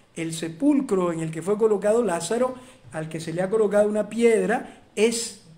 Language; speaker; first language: Spanish; native; Spanish